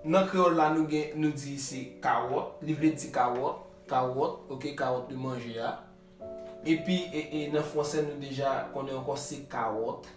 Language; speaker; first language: French; non-native, learner; Haitian Creole